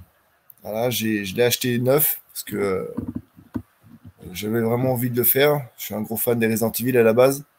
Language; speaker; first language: French; native; French